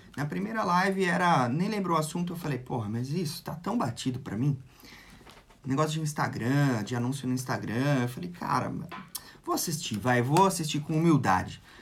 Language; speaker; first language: Portuguese; native; Portuguese